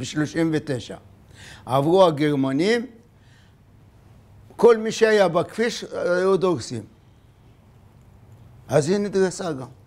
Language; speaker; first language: Hebrew; non-native, fluent; Arabic